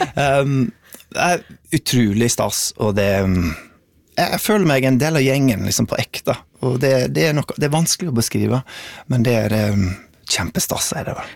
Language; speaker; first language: Norwegian; non-native, fluent; English